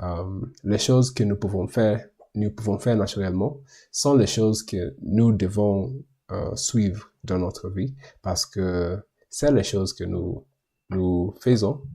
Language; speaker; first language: French; non-native, learner; English